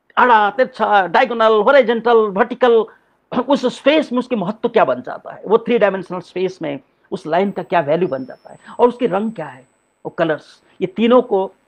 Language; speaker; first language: Hindi; non-native, local second language; Odia